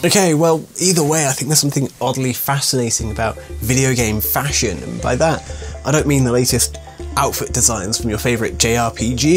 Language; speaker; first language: English; native; English